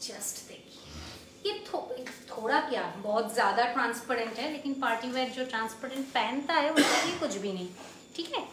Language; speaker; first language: Hindi; non-native, local second language; Bangla